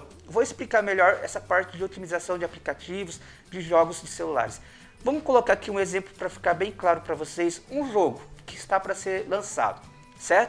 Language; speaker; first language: Portuguese; native; Portuguese